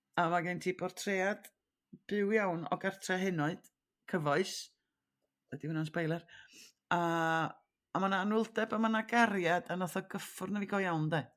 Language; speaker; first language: Welsh; native; Welsh